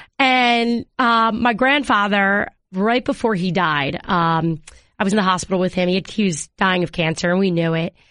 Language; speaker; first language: English; native; English